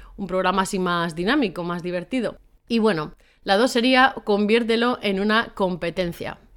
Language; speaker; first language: Spanish; native; Spanish